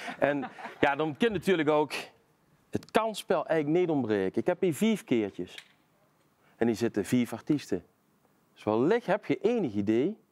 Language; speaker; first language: Dutch; non-native, local second language; Limburgish